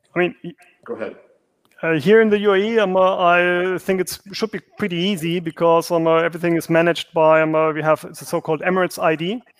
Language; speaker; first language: English; non-native, fluent; German